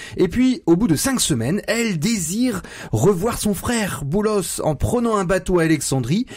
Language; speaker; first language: French; native; French